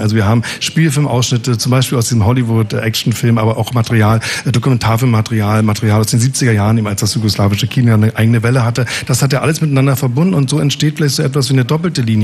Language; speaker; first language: German; native; German